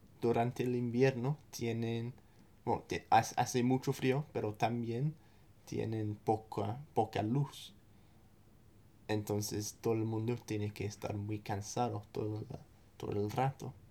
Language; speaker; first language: Spanish; non-native, fluent; English